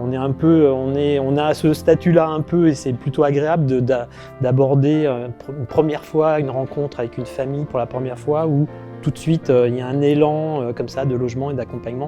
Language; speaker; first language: French; native; French